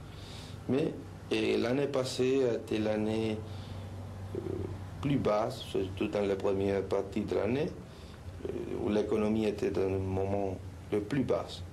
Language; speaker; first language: French; non-native, learner; Spanish